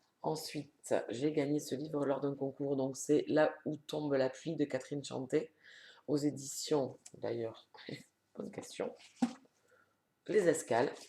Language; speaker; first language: French; native; French